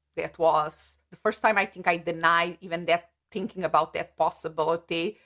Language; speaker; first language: English; non-native, fluent; Portuguese